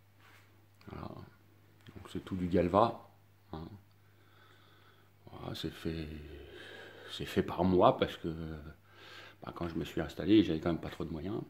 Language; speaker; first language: French; native; French